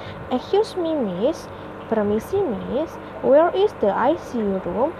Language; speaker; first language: English; non-native, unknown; Indonesian